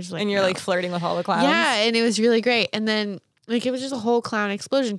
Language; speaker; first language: English; native; English